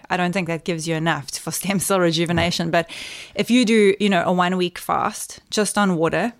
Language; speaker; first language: English; native; English